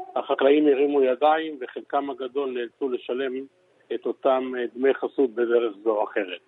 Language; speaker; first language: Hebrew; native; Hebrew